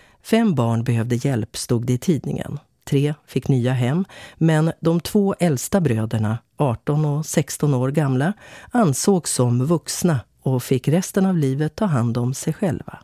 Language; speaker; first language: Swedish; native; Swedish